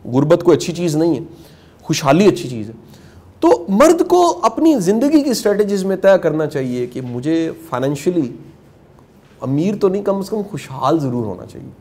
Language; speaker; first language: Urdu; non-native, local second language; Punjabi